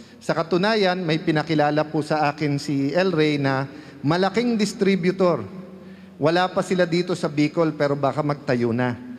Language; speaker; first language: Filipino; native; Filipino